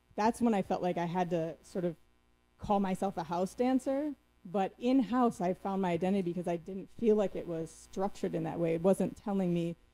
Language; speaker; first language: English; native; English